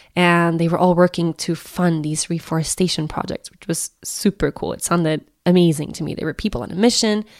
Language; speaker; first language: English; non-native, fluent; Swedish